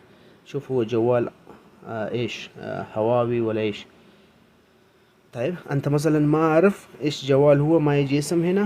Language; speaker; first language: Arabic; non-native, learner; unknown